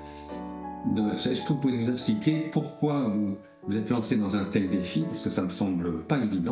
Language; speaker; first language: French; native; French